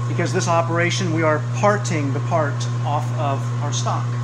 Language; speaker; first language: English; native; English